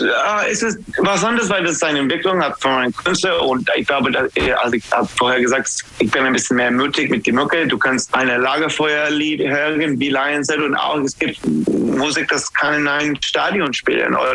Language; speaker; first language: German; non-native, learner; English